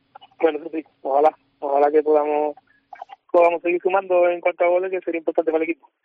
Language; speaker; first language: Spanish; native; Spanish